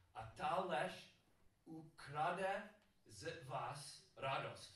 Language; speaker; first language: Czech; non-native, learner; English